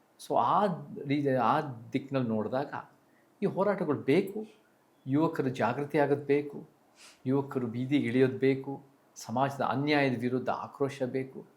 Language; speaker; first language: Kannada; early bilingual, heritage; Kannada